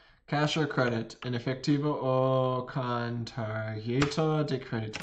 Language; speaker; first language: Spanish; non-native, learner; English